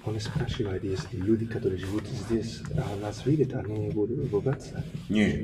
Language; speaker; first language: Russian; non-native, fluent; Spanish